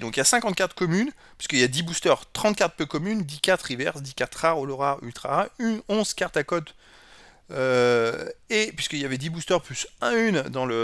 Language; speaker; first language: French; native; French